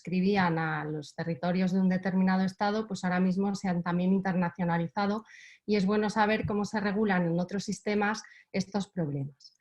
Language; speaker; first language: Spanish; native; Spanish